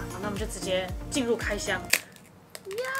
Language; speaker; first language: Chinese; native; Chinese